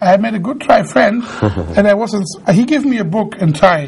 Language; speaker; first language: English; non-native, fluent; German